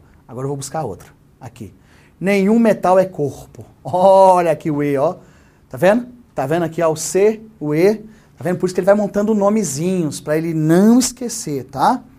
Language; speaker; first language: Portuguese; native; Portuguese